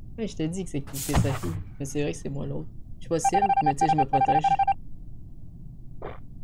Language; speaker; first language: French; native; French